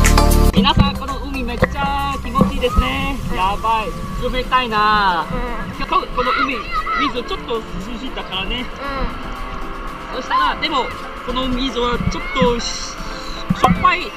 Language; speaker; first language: Japanese; non-native, learner; Malay